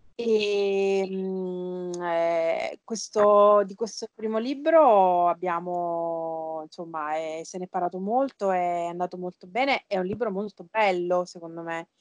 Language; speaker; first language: Italian; native; Italian